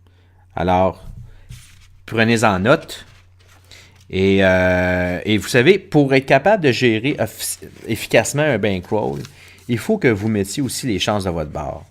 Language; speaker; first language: French; native; French